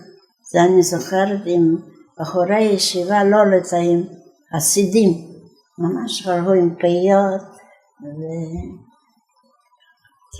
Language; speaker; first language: Hebrew; non-native, fluent; Yiddish